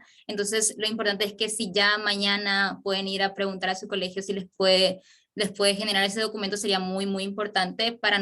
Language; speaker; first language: Spanish; native; Spanish